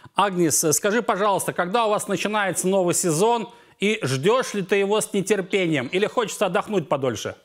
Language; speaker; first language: Russian; native; Russian